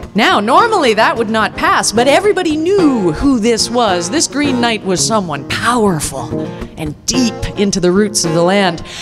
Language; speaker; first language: English; native; English